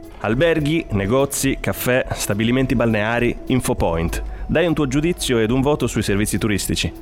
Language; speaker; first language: Italian; native; Italian